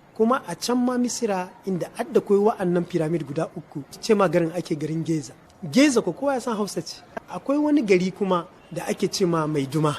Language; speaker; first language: Hausa; native; Hausa